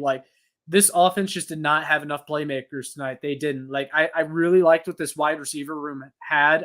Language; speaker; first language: English; native; English